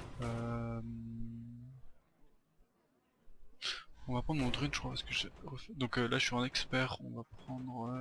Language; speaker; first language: French; native; French